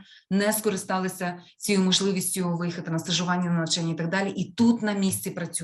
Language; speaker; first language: Ukrainian; native; Ukrainian